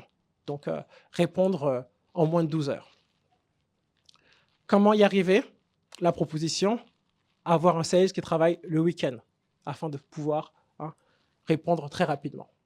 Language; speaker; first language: French; native; French